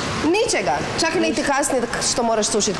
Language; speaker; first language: Croatian; native; Croatian